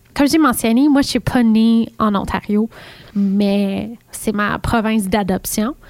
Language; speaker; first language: French; native; French